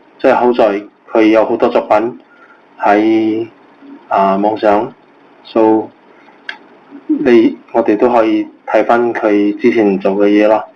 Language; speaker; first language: Cantonese; native; Cantonese